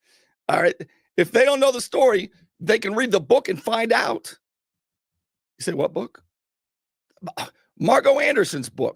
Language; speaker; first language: English; native; English